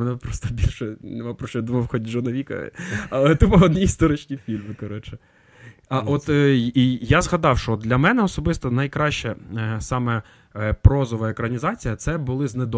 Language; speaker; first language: Ukrainian; native; Ukrainian